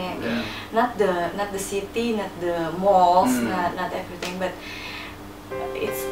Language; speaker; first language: English; non-native, learner; Indonesian